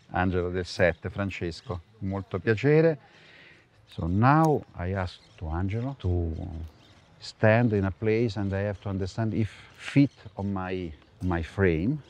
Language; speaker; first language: English; non-native, fluent; Italian